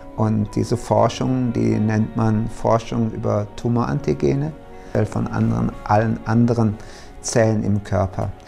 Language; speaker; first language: German; early bilingual, other home language; Turkish